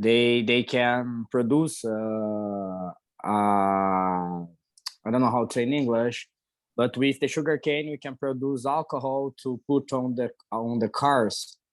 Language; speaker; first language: English; non-native, learner; Portuguese